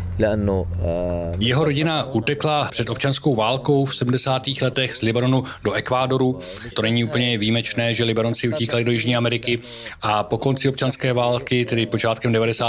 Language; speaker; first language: Czech; native; Czech